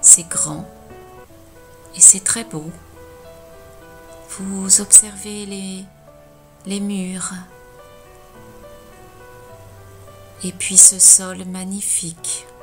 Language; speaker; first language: French; native; French